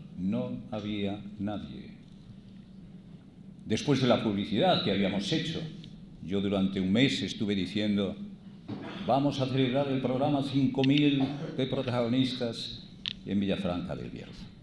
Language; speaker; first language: Spanish; native; Spanish